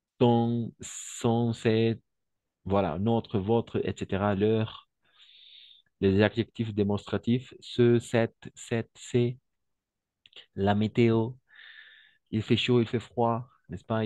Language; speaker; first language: French; non-native, fluent; Spanish